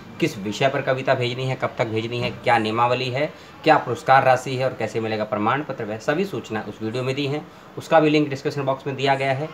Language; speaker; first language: Hindi; native; Hindi